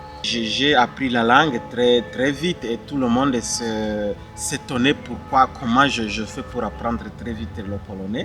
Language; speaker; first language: French; non-native, local second language; Kinyarwanda